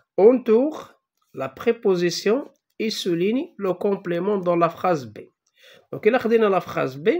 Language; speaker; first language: French; non-native, local second language; Arabic